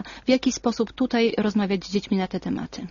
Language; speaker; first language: Polish; native; Polish